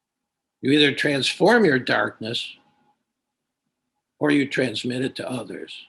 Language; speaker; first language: English; native; English